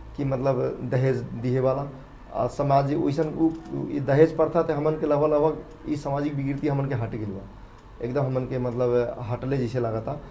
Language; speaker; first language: Bhojpuri; non-native, local second language; Dangaura Tharu